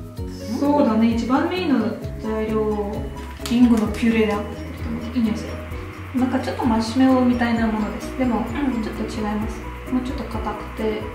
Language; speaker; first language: Japanese; non-native, fluent; Russian